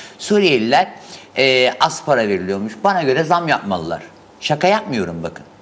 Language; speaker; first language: Turkish; native; Turkish